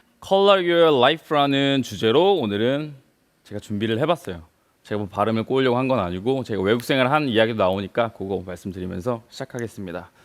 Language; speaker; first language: Korean; native; Korean